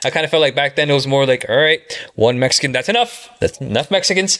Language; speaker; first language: English; early bilingual, other home language; Spanish